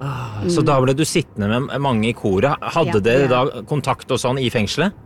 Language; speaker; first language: Norwegian; native; Norwegian